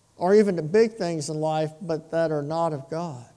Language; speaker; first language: English; native; English